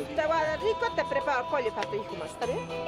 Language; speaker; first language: Spanish; native; Spanish